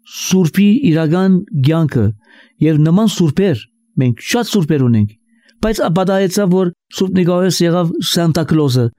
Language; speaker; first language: Armenian; early bilingual, heritage; Armenian